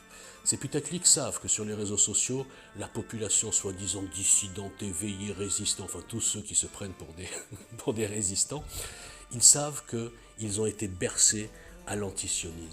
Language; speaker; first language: French; native; French